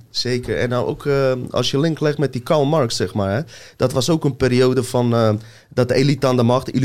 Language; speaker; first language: Dutch; early bilingual, other home language; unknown